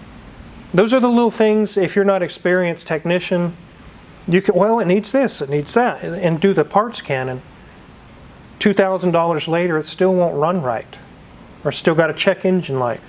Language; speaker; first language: English; native; English